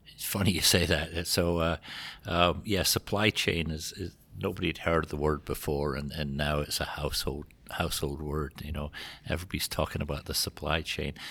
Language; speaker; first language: English; native; English